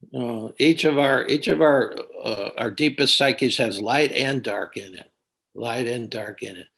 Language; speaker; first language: English; native; English